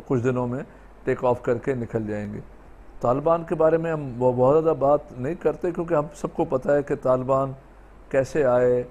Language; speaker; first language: Urdu; non-native, local second language; Sindhi